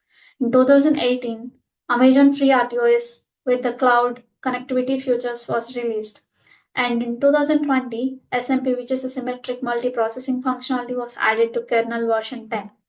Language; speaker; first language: English; non-native, local second language; Telugu